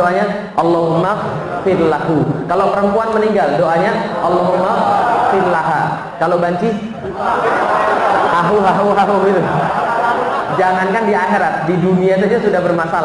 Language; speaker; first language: Indonesian; native; Indonesian